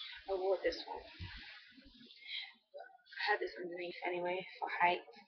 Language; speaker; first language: English; native; English